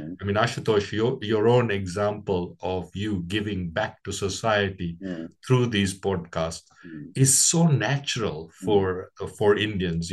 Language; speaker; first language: English; non-native, local second language; Gujarati